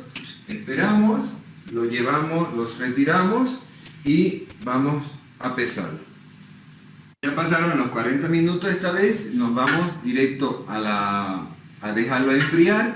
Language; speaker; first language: Spanish; native; Spanish